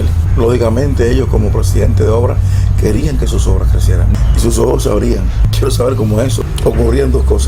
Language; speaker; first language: Spanish; native; Spanish